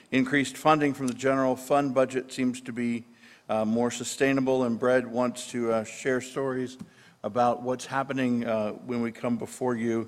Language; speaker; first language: English; native; English